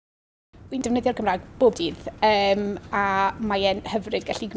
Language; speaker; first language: Welsh; native; Welsh